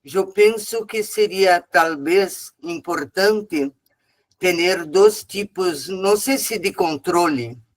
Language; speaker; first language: Spanish; non-native, fluent; Portuguese